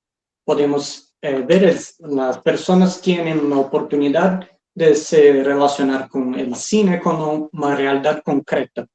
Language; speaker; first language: Spanish; non-native, fluent; Portuguese